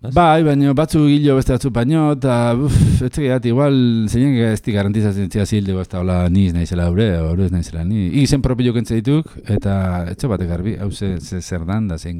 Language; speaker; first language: Basque; native; Basque